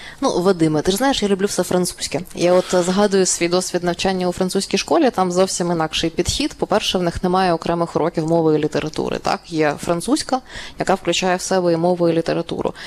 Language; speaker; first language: Ukrainian; native; Ukrainian